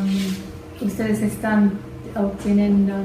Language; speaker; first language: Spanish; non-native, fluent; English